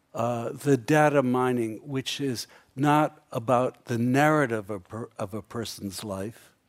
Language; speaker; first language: English; native; English